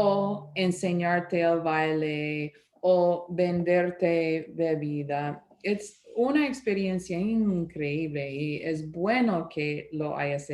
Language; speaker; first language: Spanish; non-native, fluent; English